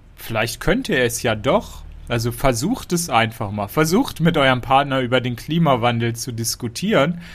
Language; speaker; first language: German; native; German